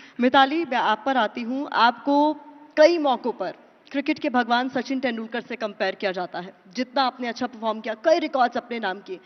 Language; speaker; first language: Hindi; native; Hindi